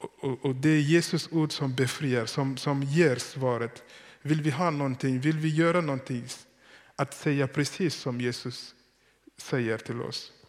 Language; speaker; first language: Swedish; non-native, fluent; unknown